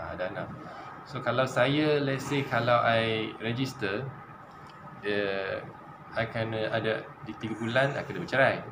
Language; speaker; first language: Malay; non-native, local second language; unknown